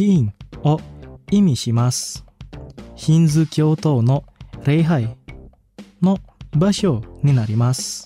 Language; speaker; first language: Japanese; non-native, fluent; Indonesian